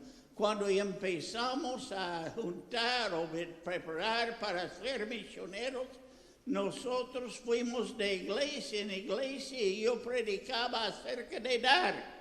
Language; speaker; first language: Spanish; non-native, fluent; English